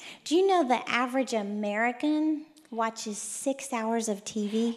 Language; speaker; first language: English; native; English